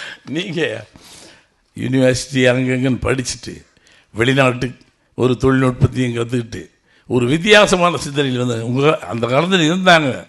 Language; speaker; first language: Tamil; native; Tamil